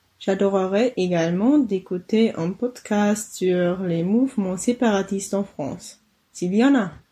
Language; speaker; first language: French; non-native, fluent; German